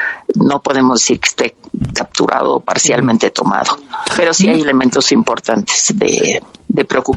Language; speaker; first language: Spanish; native; Spanish